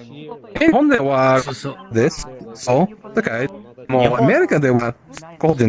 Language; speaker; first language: Japanese; non-native, learner; Spanish